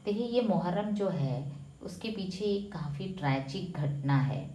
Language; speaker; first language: Hindi; non-native, local second language; Malayalam